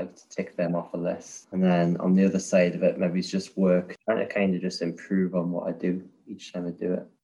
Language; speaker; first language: English; native; English